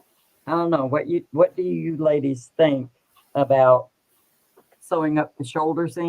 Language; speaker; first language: English; native; English